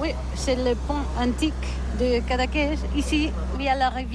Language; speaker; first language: French; non-native, learner; Catalan